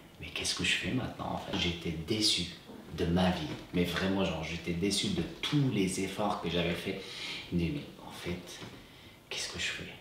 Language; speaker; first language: French; non-native, fluent; Persian